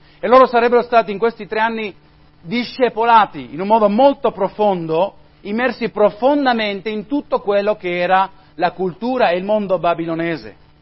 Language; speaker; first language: Italian; non-native, fluent; Spanish